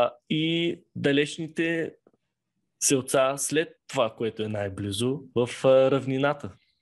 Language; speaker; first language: Bulgarian; early bilingual, heritage; Bulgarian